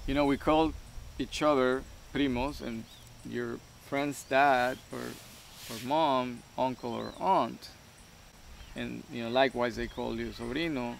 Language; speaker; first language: English; non-native, fluent; Spanish